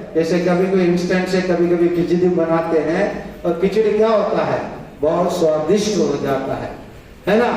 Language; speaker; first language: Hindi; non-native, local second language; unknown